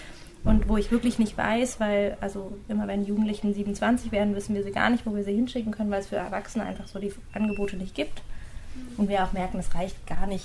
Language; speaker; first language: German; native; German